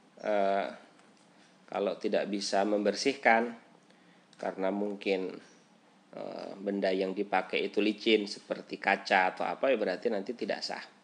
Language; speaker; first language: Indonesian; native; Indonesian